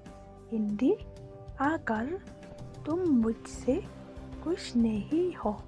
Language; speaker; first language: Hindi; non-native, local second language; Khasi